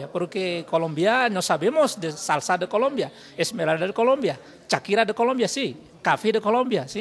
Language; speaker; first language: Spanish; non-native, learner; Indonesian